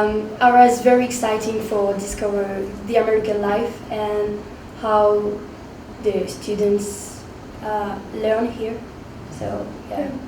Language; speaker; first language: English; non-native, learner; French